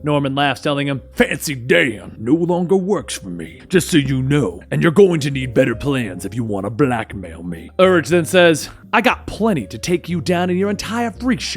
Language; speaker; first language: English; native; English